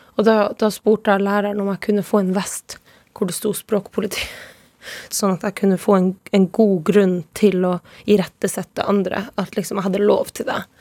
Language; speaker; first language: Norwegian; non-native, local second language; Northern Sami